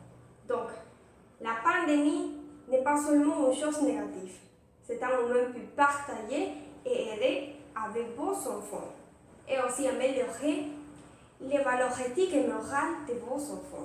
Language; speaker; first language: French; non-native, learner; Spanish